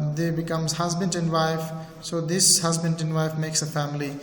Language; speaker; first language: English; non-native, fluent; Persian